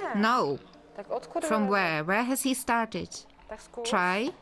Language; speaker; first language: English; non-native, fluent; Czech